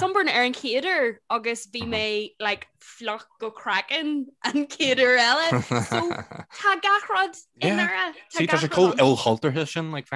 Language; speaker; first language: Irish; non-native, local second language; English